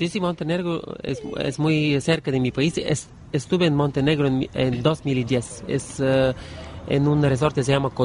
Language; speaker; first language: Spanish; non-native, learner; Bulgarian